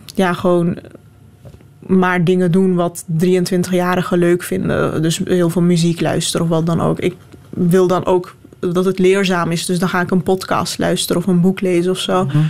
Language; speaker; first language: Dutch; non-native, local second language; Turkish